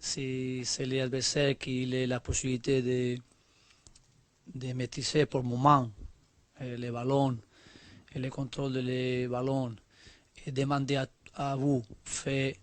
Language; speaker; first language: French; non-native, learner; Spanish